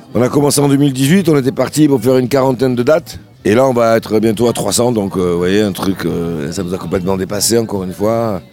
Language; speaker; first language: French; native; French